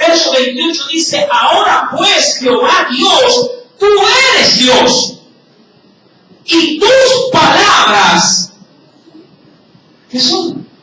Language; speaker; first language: Spanish; native; Spanish